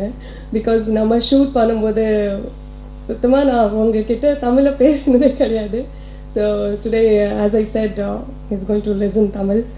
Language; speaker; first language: Tamil; non-native, local second language; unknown